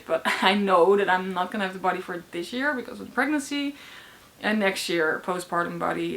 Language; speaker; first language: English; non-native, fluent; Dutch